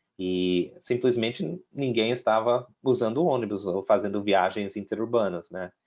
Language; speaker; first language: Portuguese; non-native, fluent; English